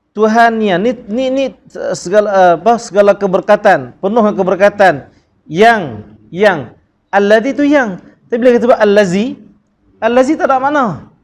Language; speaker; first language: Malay; native; Malay